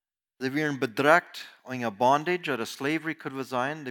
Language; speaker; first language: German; non-native, learner; Plautdietsch